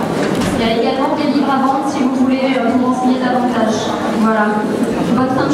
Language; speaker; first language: French; native; French